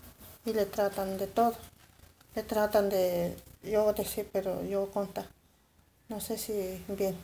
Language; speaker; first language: Spanish; non-native, local second language; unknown